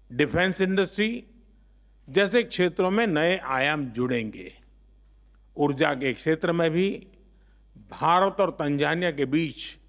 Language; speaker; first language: Hindi; non-native, local second language; Gujarati